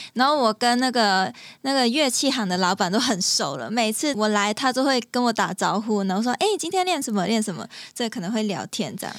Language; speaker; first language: Chinese; non-native, local second language; Cantonese